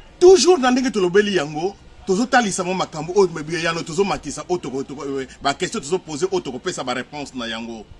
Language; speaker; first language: Lingala; non-native, local second language; Kongo